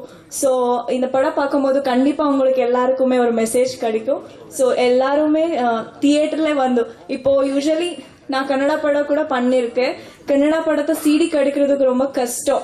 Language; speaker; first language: Tamil; non-native, local second language; Kannada